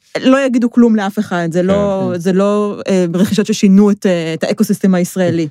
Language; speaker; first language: Hebrew; native; Hebrew